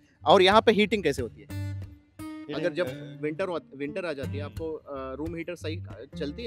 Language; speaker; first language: Hindi; non-native, local second language; Telugu